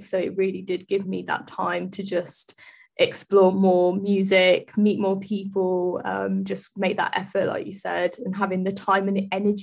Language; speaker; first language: English; native; English